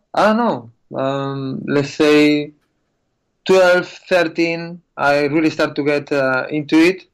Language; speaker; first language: English; non-native, fluent; Spanish